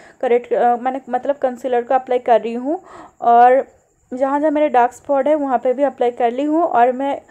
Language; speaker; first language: Hindi; non-native, local second language; Bangla